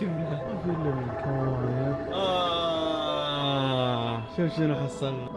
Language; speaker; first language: Arabic; native; Arabic